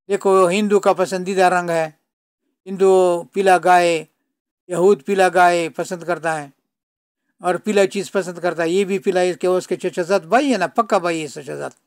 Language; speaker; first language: Urdu; non-native, local second language; Pashto